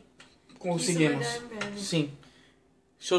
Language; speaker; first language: Portuguese; native; Portuguese